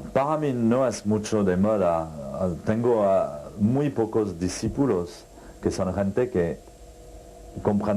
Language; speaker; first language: Spanish; non-native, fluent; French